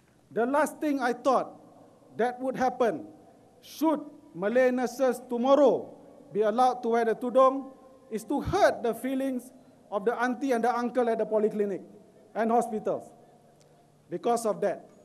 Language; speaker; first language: English; non-native, local second language; Malay